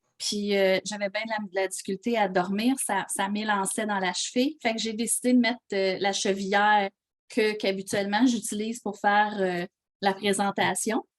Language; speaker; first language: French; native; French